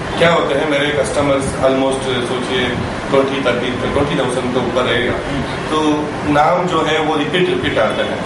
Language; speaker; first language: Hindi; non-native, local second language; Tamil